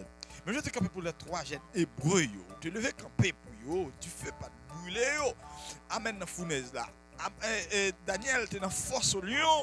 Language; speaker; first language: French; non-native, local second language; Haitian Creole